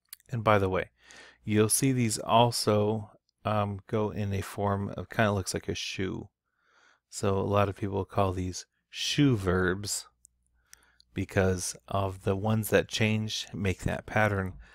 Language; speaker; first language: English; native; English